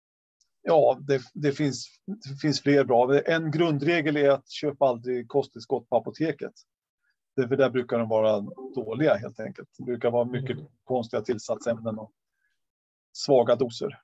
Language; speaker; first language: Swedish; native; Swedish